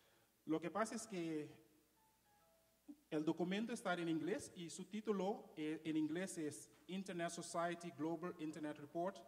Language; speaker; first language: Spanish; non-native, fluent; Papiamento